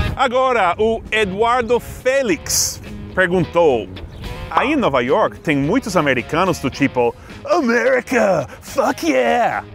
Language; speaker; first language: Portuguese; non-native, fluent; English